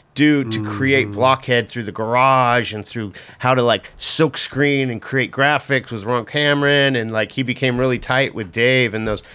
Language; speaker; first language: English; native; English